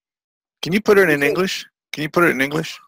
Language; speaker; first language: English; native; English